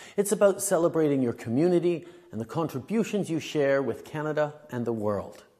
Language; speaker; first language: English; native; English